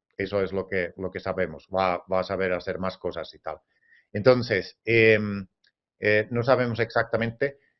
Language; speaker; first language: Spanish; non-native, fluent; Finnish